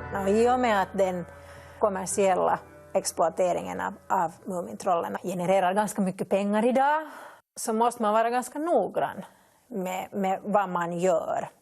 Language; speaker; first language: Swedish; native; Swedish